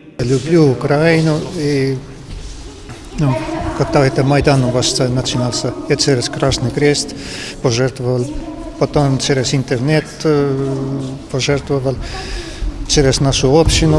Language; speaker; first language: Russian; non-native, learner; Estonian